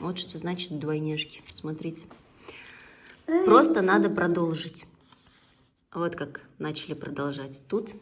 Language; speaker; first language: Russian; native; Russian